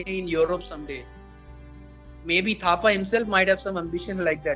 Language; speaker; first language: English; non-native, local second language; Bangla